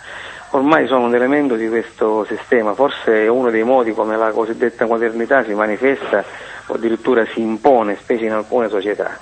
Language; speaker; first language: Italian; native; Italian